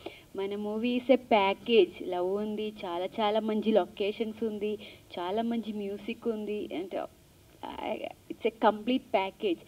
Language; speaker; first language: Telugu; non-native, learner; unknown